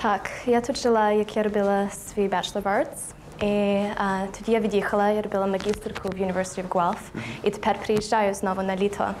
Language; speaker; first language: Ukrainian; early bilingual, heritage; Ukrainian